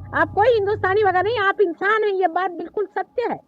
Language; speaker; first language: Hindi; non-native, local second language; Marathi